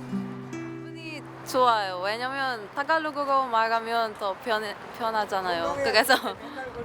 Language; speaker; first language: Korean; non-native, fluent; Filipino